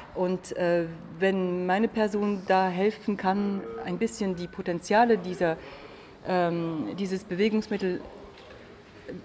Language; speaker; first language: German; non-native, fluent; French